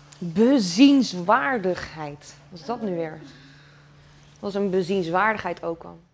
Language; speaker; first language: Dutch; native; Dutch